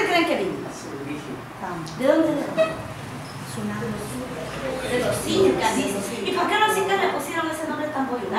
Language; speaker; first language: Spanish; native; Spanish